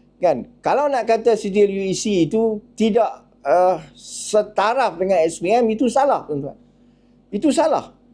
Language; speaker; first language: Malay; native; Malay